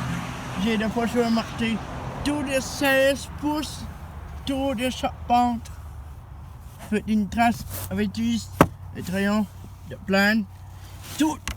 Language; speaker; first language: French; non-native, learner; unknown